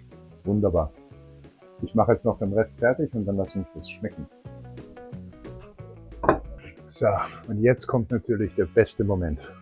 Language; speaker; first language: German; native; German